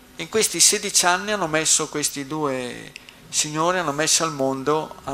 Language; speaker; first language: Italian; native; Italian